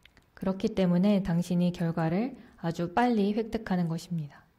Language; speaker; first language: Korean; native; Korean